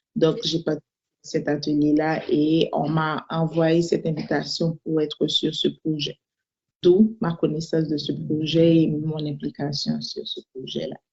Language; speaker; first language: French; non-native, local second language; Haitian Creole